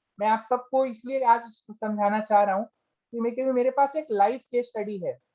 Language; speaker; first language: Hindi; native; Hindi